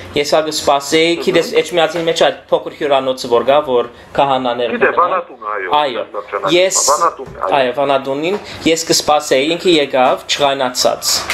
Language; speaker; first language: Armenian; early bilingual, heritage; Armenian